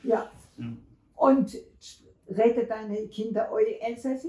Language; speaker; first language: German; non-native, fluent; French